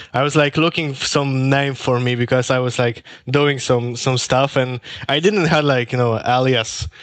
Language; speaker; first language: English; non-native, learner; Polish